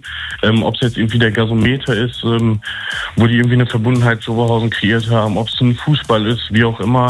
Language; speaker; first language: German; native; German